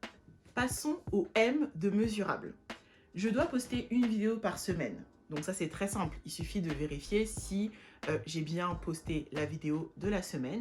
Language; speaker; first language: French; native; French